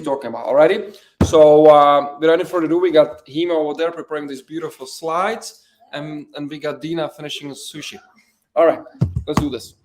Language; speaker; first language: English; native; English